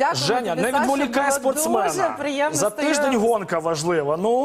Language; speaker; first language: Ukrainian; native; Ukrainian